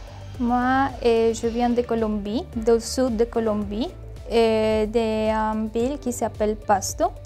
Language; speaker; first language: French; non-native, learner; Spanish